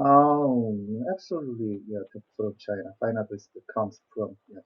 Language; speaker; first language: English; non-native, learner; Korean